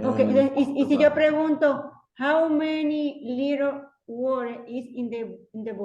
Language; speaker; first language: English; non-native, learner; Spanish